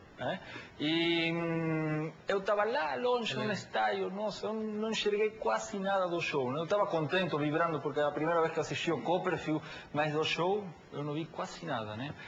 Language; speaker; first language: Portuguese; non-native, fluent; Spanish